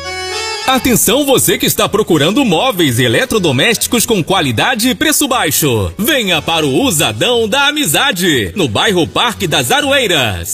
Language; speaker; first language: Portuguese; native; Portuguese